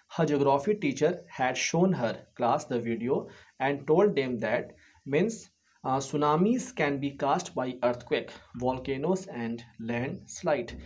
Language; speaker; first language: English; non-native, local second language; Hindi